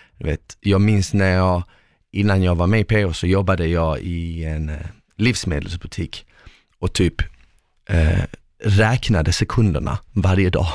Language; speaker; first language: Swedish; early bilingual, other home language; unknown